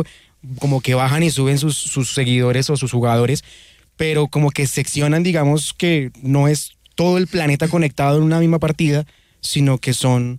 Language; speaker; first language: Spanish; native; Spanish